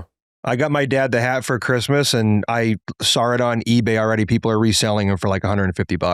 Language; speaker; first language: English; native; English